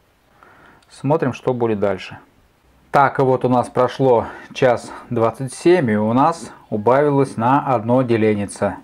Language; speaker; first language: Russian; native; Russian